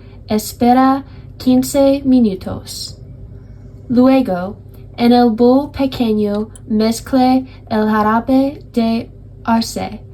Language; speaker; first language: Spanish; non-native, learner; English